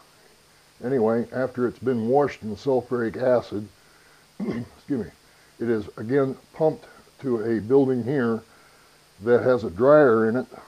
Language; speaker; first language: English; native; English